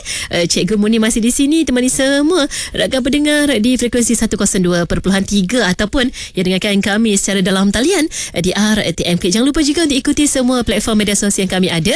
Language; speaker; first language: Malay; native; Malay